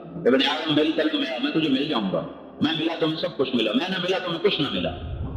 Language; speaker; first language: Urdu; non-native, local second language; Saraiki